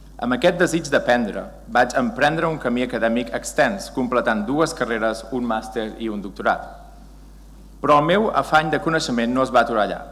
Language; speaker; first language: Catalan; native; Catalan